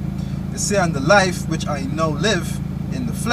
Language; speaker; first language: English; native; English